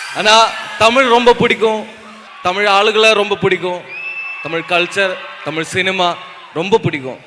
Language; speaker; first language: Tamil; non-native, learner; Malayalam